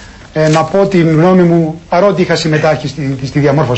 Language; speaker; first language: Greek; native; Greek